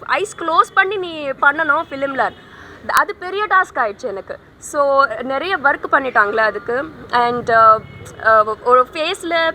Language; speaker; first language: Tamil; non-native, learner; Telugu